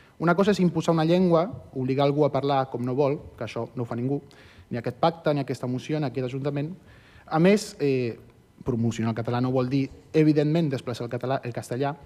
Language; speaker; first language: Catalan; early bilingual, other home language; Spanish